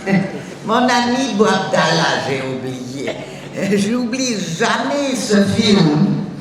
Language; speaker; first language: French; non-native, learner; German